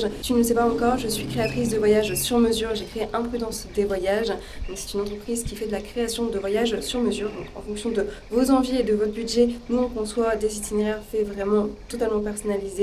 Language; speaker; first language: French; native; French